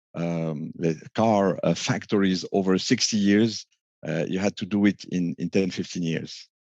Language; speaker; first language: English; non-native, fluent; French